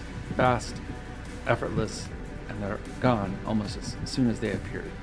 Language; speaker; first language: English; native; English